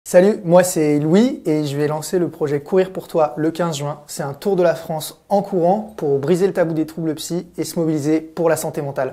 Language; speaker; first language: French; native; French